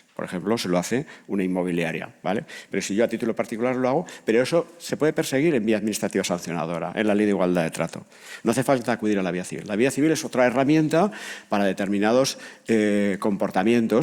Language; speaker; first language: Spanish; native; Spanish